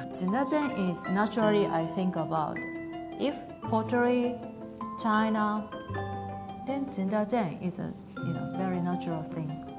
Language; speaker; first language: English; non-native, learner; Japanese